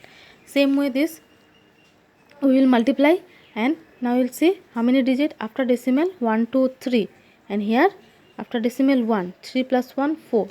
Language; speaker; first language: English; non-native, local second language; Assamese